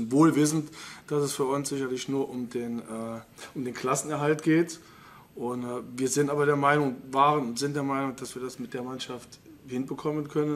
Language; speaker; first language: German; native; German